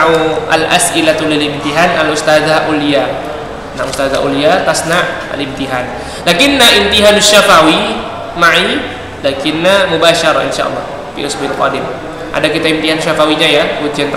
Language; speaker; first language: Arabic; non-native, fluent; Indonesian